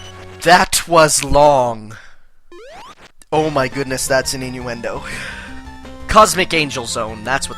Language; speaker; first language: English; native; English